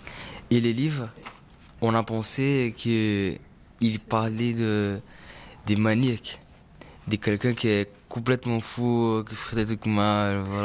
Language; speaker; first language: French; non-native, learner; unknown